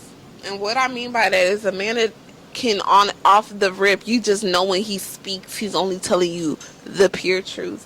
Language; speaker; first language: English; native; English